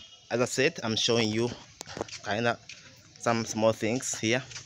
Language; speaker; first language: English; non-native, learner; Makhuwa